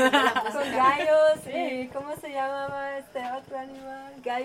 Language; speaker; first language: Spanish; non-native, learner; German